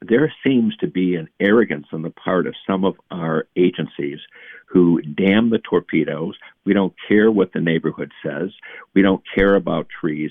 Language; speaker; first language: English; native; English